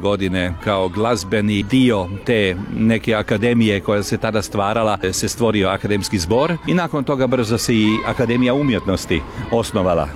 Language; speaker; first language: Croatian; early bilingual, heritage; Hungarian